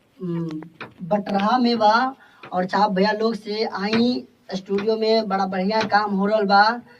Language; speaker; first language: Bhojpuri; non-native, local second language; Maithili